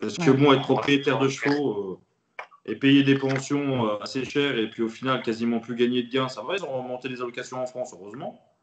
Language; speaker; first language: French; native; French